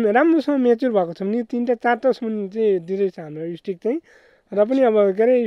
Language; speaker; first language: Nepali; native; Nepali